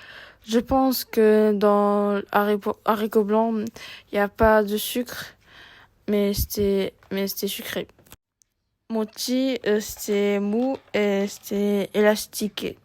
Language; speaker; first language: French; non-native, learner; Japanese